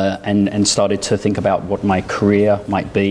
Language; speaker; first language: English; native; English